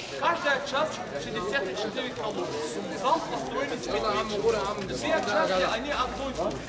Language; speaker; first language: Russian; non-native, learner; Arabic